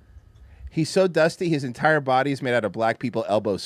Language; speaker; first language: English; native; English